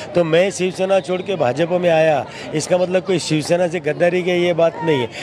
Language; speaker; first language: Hindi; non-native, local second language; Marathi